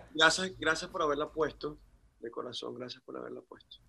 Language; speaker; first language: Spanish; native; Spanish